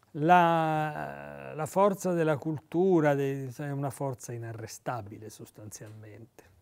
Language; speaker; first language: Italian; native; Italian